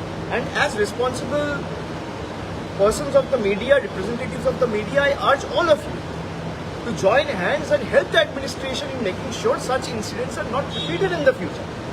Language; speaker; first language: English; non-native, local second language; Bangla